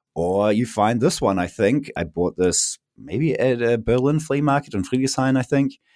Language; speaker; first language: English; native; English